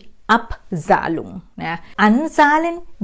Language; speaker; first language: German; non-native, fluent; Thai